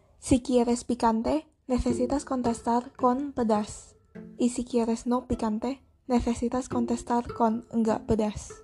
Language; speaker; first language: Spanish; non-native, learner; Indonesian